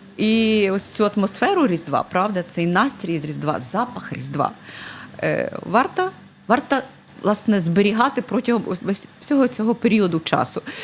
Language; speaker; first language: Ukrainian; native; Ukrainian